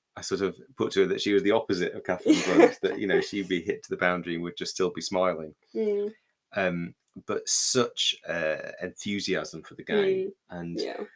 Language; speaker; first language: English; native; English